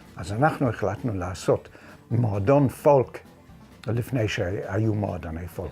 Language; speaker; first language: Hebrew; non-native, fluent; English